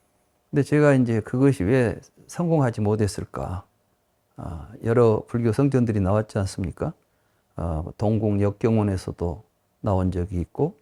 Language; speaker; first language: Korean; native; Korean